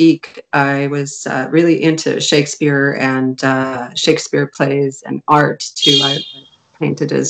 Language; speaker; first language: English; non-native, fluent; Hungarian